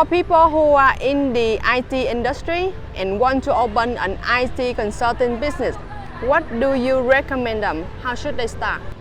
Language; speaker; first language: English; non-native, fluent; Vietnamese